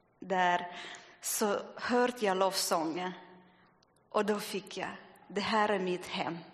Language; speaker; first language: Swedish; non-native, fluent; Russian